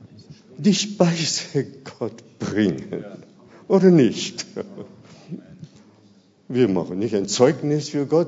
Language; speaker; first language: German; non-native, fluent; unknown